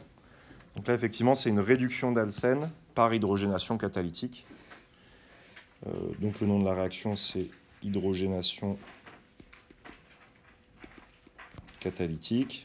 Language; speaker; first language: French; native; French